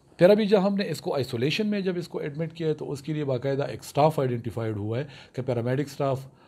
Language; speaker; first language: Urdu; non-native, local second language; Pashto